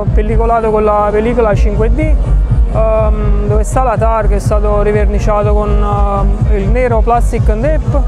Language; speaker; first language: Italian; native; Italian